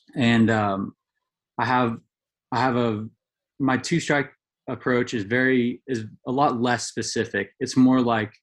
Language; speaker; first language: English; native; English